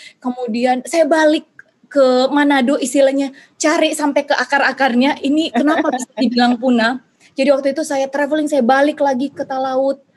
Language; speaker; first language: Indonesian; native; Indonesian